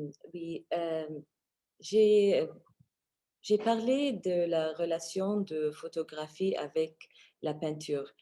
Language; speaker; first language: French; non-native, fluent; Arabic